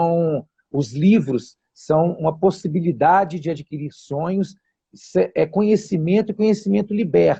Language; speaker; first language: Portuguese; native; Portuguese